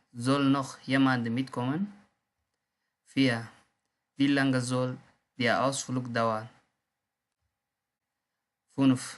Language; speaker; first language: German; non-native, learner; Tigrinya